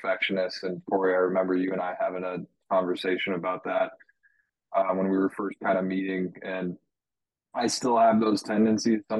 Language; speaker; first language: English; native; English